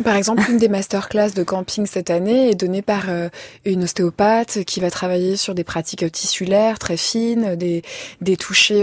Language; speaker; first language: French; native; French